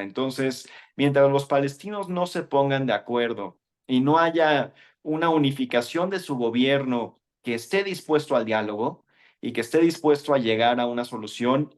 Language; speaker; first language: Spanish; native; Spanish